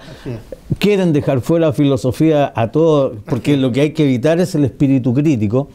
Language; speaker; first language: Spanish; native; Spanish